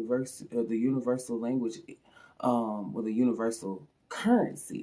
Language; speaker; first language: English; native; English